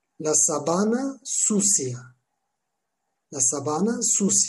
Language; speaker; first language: Spanish; non-native, learner; Turkish